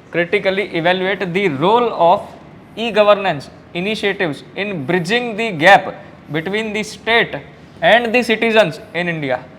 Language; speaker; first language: English; non-native, local second language; Gujarati